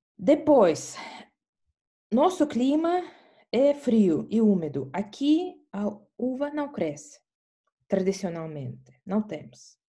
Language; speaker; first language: Portuguese; non-native, fluent; Estonian